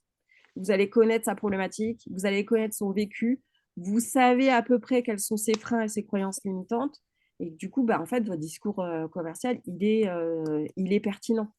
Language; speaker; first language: French; native; French